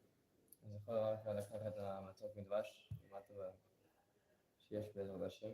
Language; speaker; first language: Hebrew; non-native, learner; English